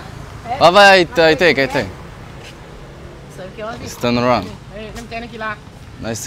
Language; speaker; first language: English; non-native, learner; Arabic